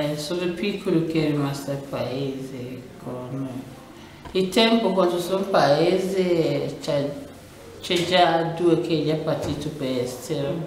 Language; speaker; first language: Italian; non-native, learner; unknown